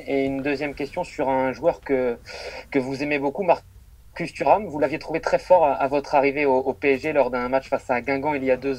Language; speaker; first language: French; native; French